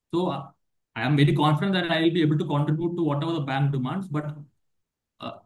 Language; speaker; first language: English; non-native, local second language; Malayalam